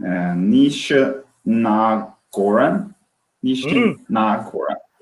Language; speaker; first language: Chinese; non-native, learner; Swedish